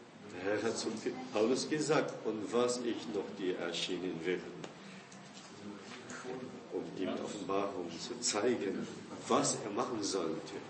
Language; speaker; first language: German; non-native, fluent; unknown